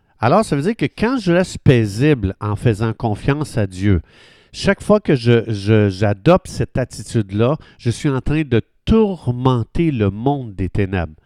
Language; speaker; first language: French; native; French